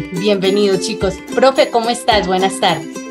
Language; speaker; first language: Spanish; native; Spanish